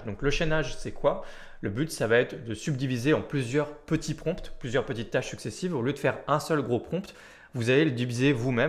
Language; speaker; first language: French; native; French